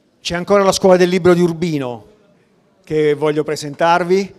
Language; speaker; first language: Italian; native; Italian